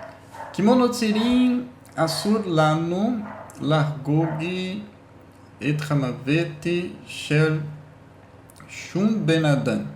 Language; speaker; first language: Hebrew; non-native, learner; Portuguese